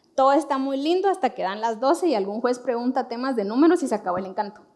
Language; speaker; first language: Spanish; native; Spanish